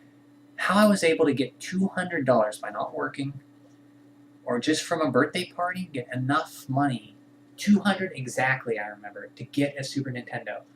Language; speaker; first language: English; native; English